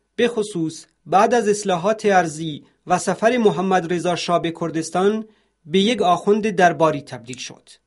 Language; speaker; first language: Persian; non-native, local second language; Central Kurdish